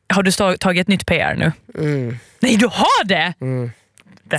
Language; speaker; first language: Swedish; native; Swedish